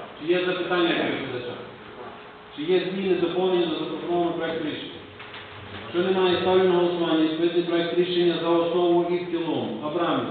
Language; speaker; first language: Ukrainian; native; Ukrainian